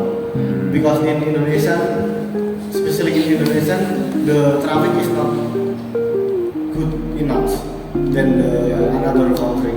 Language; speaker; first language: English; non-native, learner; Indonesian